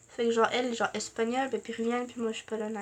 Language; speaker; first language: French; native; French